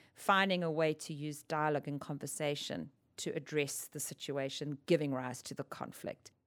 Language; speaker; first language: English; native; English